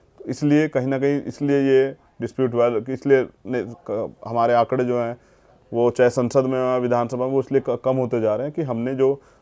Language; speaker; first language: Hindi; native; Hindi